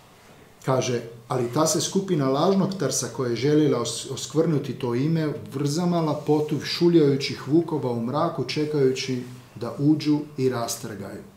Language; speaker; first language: Croatian; native; Croatian